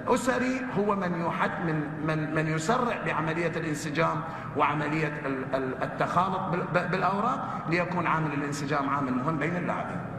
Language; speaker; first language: Arabic; native; Arabic